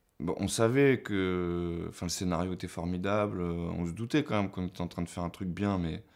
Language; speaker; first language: French; native; French